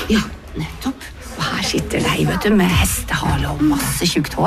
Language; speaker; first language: Norwegian; native; Norwegian